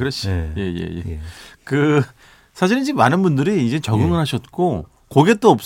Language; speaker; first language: Korean; native; Korean